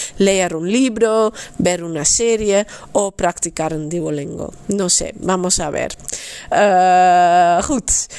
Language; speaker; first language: Spanish; non-native, fluent; Dutch